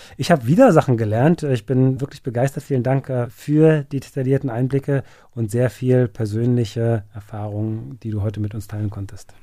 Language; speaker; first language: German; native; German